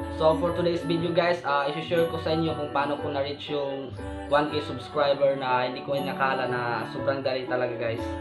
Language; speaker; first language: Filipino; non-native, local second language; Cebuano